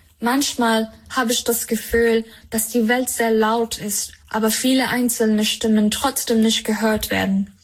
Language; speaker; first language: German; non-native, fluent; Persian